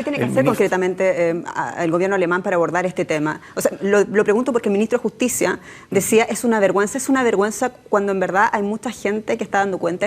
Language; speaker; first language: Spanish; native; Spanish